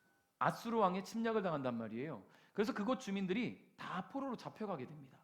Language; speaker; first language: Korean; native; Korean